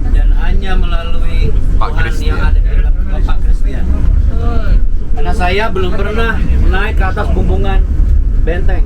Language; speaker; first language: Indonesian; native; Indonesian